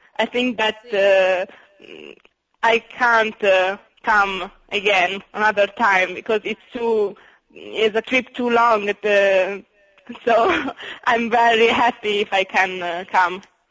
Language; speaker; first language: English; non-native, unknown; Italian